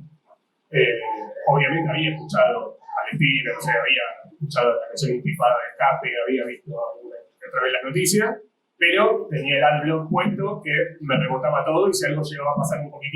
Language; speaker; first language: Spanish; native; Spanish